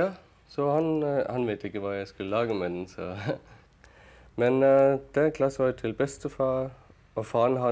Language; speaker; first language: Norwegian; non-native, fluent; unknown